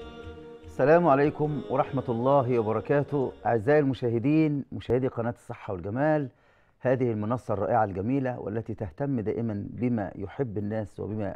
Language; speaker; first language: Arabic; native; Arabic